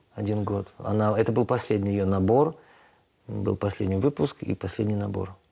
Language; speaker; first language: Russian; non-native, local second language; Tatar